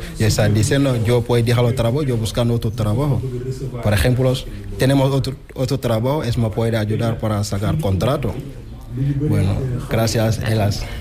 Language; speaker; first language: Spanish; non-native, learner; Wolof